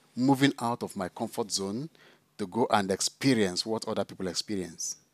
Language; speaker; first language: English; non-native, local second language; Igbo